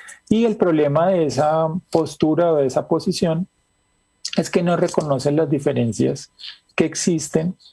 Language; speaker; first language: Spanish; native; Spanish